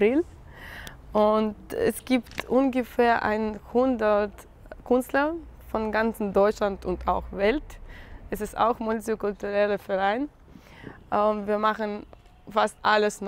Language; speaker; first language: German; non-native, learner; Russian